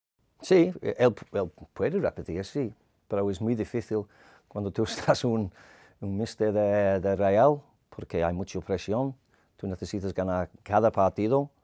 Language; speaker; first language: Spanish; non-native, learner; English